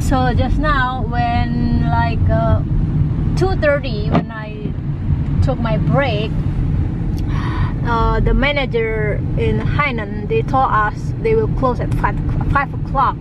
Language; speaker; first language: English; non-native, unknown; Indonesian